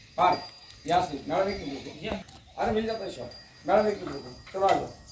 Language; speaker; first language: Hindi; non-native, local second language; Marathi